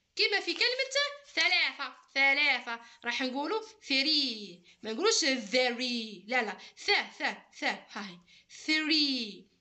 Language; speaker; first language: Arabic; native; Arabic